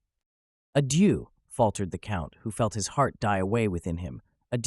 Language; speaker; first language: English; native; English